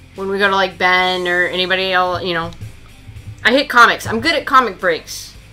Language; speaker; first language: English; native; English